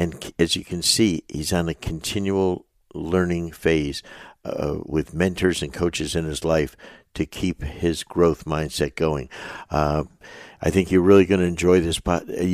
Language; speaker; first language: English; native; English